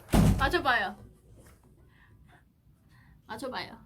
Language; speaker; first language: Korean; non-native, learner; Chinese